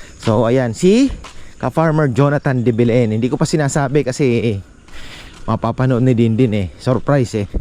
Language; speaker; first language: Filipino; native; Filipino